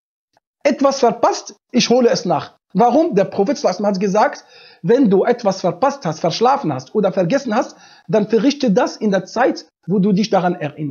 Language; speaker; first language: German; non-native, fluent; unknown